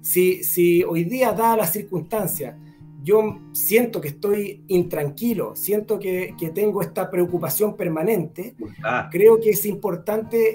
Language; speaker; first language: Spanish; native; Spanish